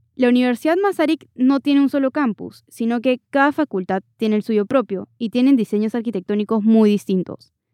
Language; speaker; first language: Spanish; native; Spanish